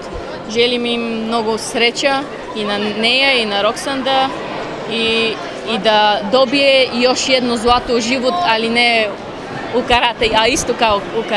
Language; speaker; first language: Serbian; non-native, learner; Bulgarian